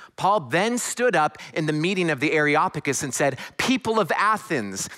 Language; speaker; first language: English; native; English